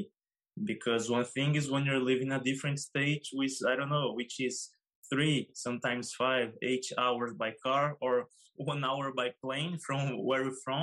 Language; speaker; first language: English; non-native, fluent; Portuguese